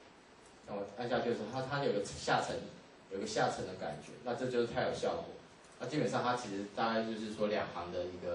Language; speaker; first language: Chinese; native; Chinese